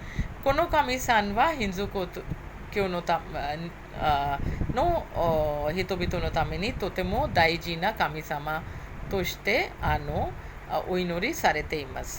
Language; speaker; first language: Japanese; non-native, fluent; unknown